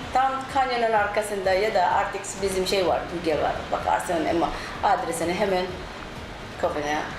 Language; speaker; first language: Turkish; non-native, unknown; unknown